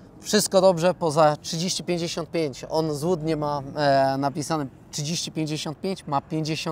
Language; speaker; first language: Polish; native; Polish